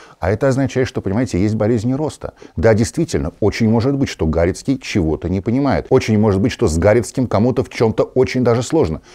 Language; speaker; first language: Russian; native; Russian